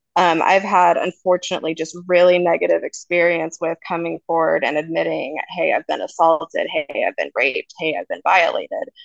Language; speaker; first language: English; native; English